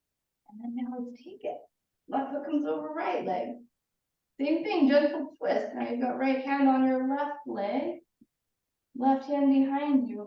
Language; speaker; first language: English; native; English